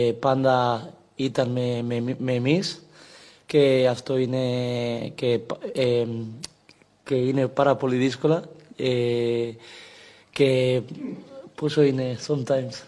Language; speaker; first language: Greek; non-native, learner; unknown